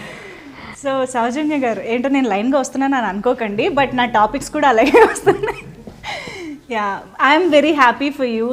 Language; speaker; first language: Telugu; native; Telugu